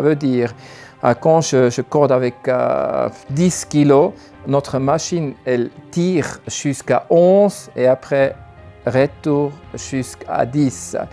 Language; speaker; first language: French; non-native, learner; German